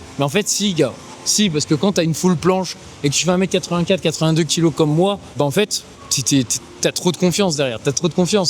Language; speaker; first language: French; native; French